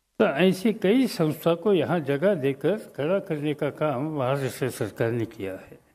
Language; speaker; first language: Hindi; non-native, local second language; Marathi